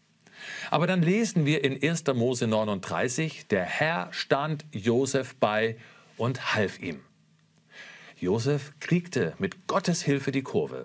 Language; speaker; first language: German; native; German